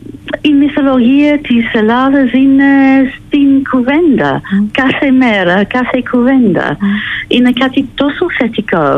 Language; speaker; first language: Greek; non-native, learner; English